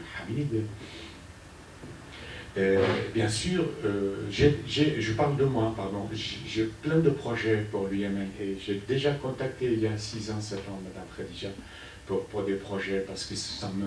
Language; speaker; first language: French; non-native, fluent; Arabic